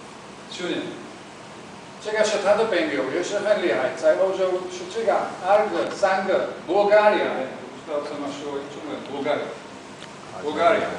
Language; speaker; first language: Chinese; non-native, learner; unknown